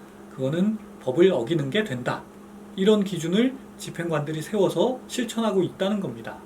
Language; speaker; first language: Korean; native; Korean